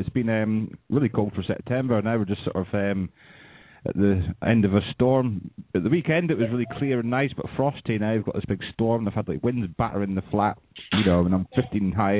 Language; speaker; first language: English; native; English